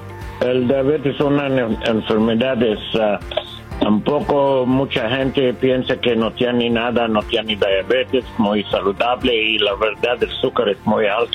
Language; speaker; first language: Spanish; non-native, learner; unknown